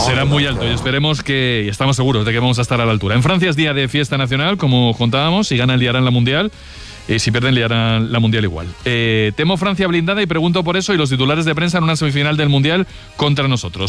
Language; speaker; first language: Spanish; native; Spanish